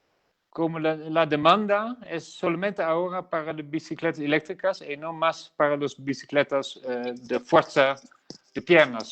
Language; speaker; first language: Spanish; non-native, learner; Dutch